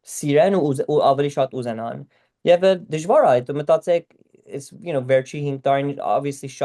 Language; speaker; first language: Armenian; early bilingual, heritage; Armenian